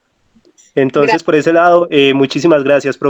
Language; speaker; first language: Spanish; native; Spanish